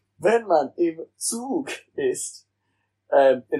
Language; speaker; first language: German; non-native, learner; English